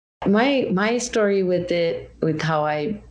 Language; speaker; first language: English; native; English